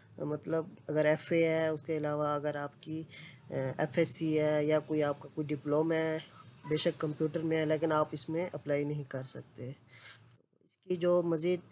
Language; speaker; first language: Urdu; non-native, local second language; Punjabi